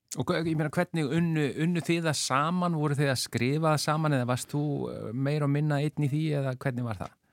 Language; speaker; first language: Icelandic; native; Icelandic